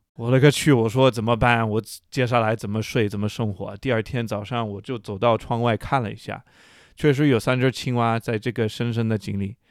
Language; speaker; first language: Chinese; non-native, fluent; English